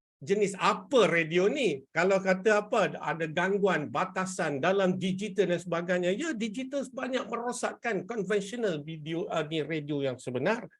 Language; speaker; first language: Malay; native; Malay